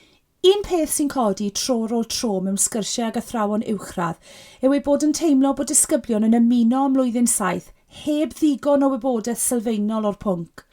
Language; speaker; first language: Welsh; native; Welsh